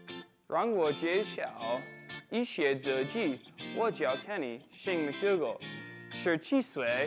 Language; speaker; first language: Chinese; non-native, learner; English